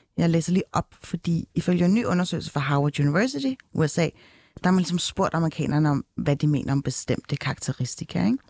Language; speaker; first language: Danish; early bilingual, other home language; Turkish